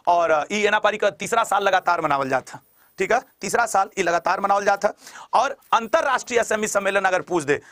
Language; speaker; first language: Hindi; native; Hindi